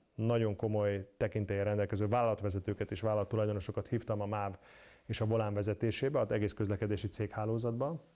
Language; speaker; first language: Hungarian; native; Hungarian